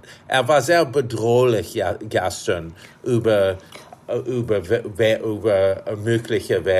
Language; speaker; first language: German; non-native, fluent; English